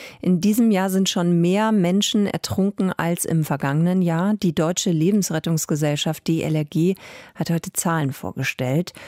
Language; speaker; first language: German; native; German